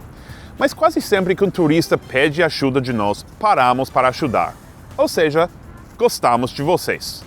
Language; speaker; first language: Portuguese; non-native, fluent; English